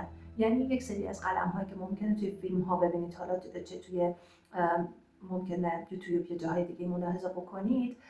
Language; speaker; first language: Persian; native; Persian